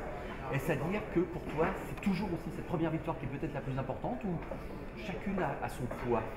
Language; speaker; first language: French; native; French